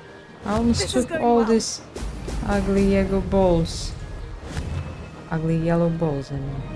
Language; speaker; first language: English; non-native, learner; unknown